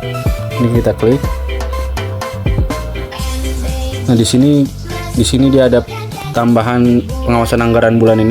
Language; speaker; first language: Indonesian; native; Indonesian